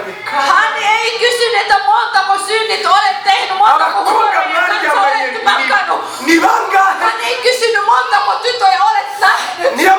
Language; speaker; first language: Finnish; non-native, learner; Kinyarwanda